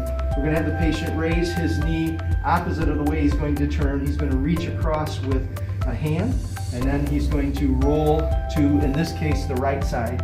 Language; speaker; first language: English; native; English